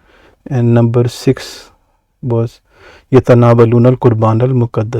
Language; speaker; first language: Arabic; non-native, fluent; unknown